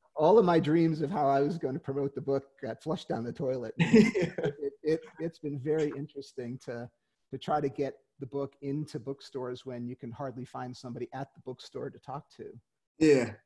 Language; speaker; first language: English; native; English